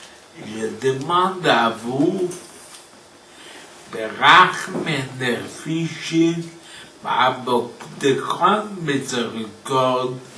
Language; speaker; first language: French; non-native, fluent; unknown